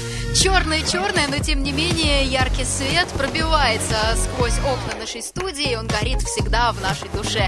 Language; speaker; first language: Russian; native; Russian